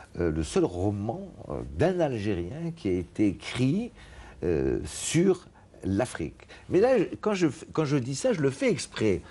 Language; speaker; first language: French; non-native, local second language; Arabic